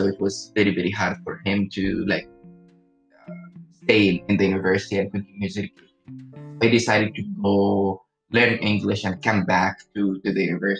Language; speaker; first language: English; non-native, fluent; Arabic